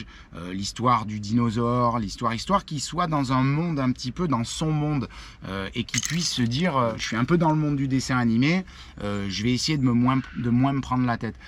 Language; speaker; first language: French; native; French